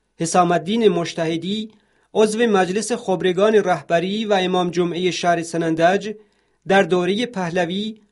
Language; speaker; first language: Persian; non-native, local second language; Central Kurdish